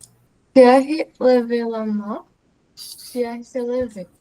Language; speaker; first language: French; non-native, learner; Portuguese